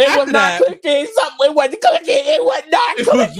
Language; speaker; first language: English; native; English